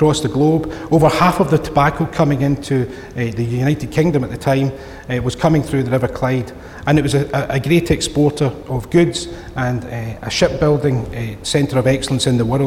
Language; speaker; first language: English; native; English